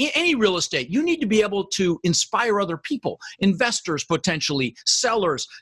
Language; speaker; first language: English; early bilingual, other home language; Dutch